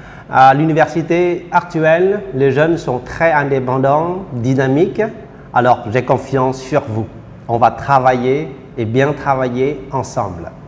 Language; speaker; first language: French; non-native, fluent; Vietnamese